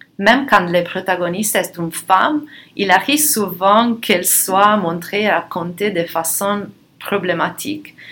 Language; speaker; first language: French; non-native, fluent; Italian